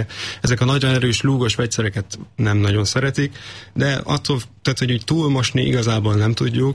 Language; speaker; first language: Hungarian; native; Hungarian